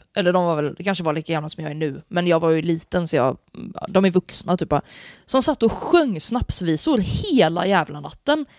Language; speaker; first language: Swedish; native; Swedish